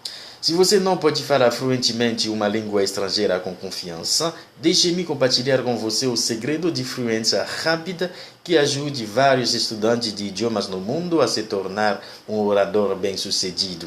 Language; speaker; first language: Portuguese; non-native, learner; Haitian Creole